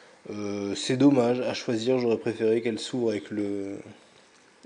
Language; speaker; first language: French; native; French